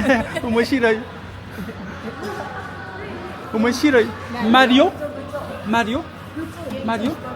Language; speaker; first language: Japanese; non-native, learner; French